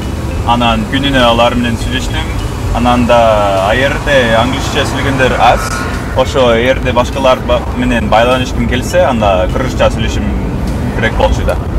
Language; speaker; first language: Kyrgyz; non-native, fluent; English